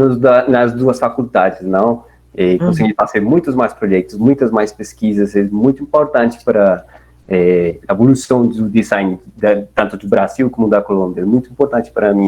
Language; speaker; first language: Portuguese; non-native, learner; Spanish